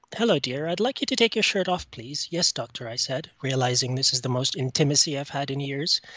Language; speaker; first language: English; non-native, fluent; French